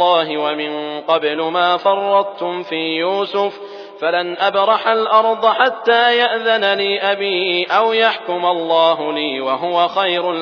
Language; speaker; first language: Arabic; native; Arabic